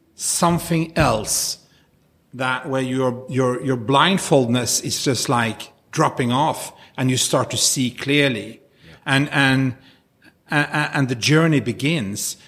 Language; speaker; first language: English; non-native, fluent; Norwegian